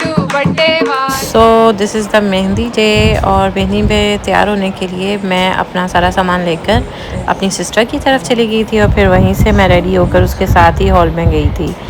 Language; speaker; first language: Urdu; native; Urdu